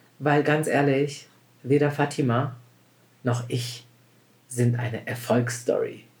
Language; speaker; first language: German; early bilingual, other home language; Turkish